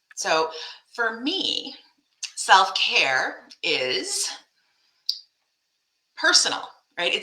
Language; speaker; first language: English; native; English